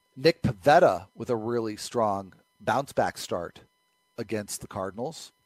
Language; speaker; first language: English; native; English